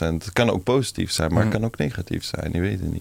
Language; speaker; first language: Dutch; non-native, fluent; German